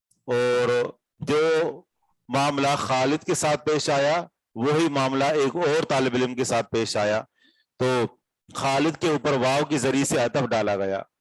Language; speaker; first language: Urdu; native; Urdu